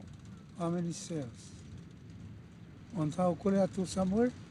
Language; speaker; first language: English; non-native, learner; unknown